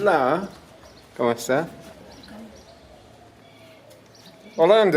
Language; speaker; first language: Spanish; non-native, learner; English